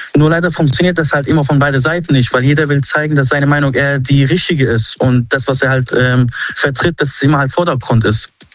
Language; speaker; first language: German; early bilingual, other home language; Arabic